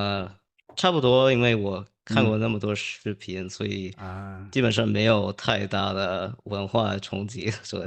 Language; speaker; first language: Chinese; early bilingual, heritage; English